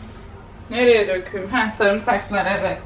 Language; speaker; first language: Turkish; native; Turkish